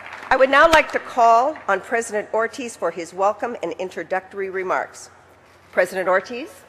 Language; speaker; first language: English; native; English